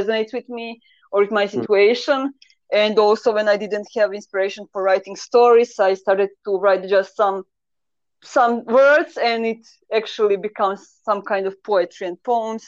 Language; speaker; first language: English; non-native, fluent; Croatian